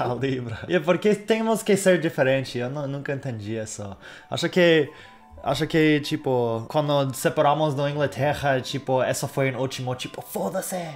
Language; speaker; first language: Portuguese; non-native, learner; English